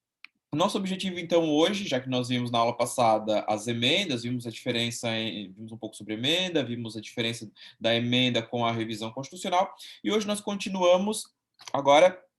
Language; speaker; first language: Portuguese; native; Portuguese